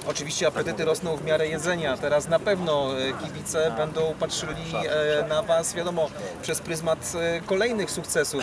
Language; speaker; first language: Polish; native; Polish